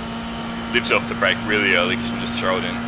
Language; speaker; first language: English; native; English